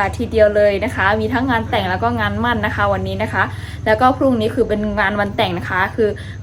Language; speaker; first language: Thai; native; Thai